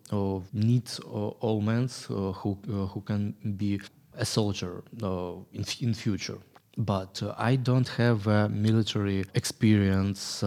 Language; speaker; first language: English; non-native, learner; Ukrainian